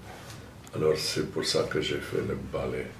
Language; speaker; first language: French; non-native, fluent; German